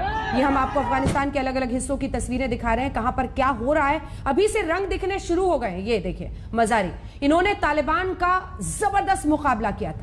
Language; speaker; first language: Hindi; native; Hindi